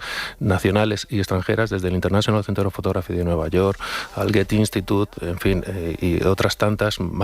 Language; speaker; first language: Spanish; native; Spanish